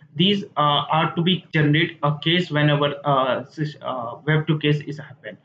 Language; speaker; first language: English; non-native, local second language; Hindi